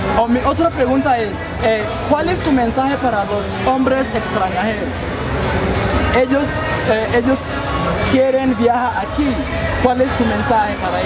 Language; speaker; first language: Spanish; non-native, learner; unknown